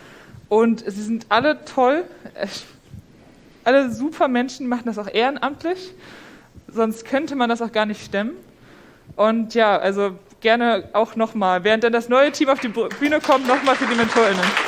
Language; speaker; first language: German; native; German